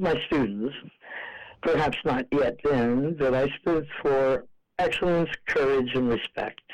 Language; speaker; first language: English; native; English